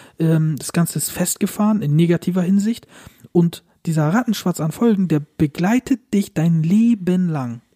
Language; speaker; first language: German; early bilingual, other home language; Turkish